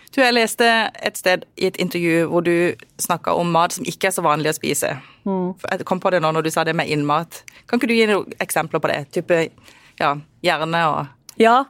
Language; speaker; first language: Norwegian; native; Norwegian